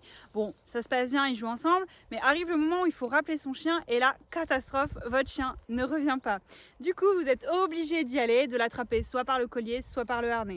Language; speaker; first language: French; native; French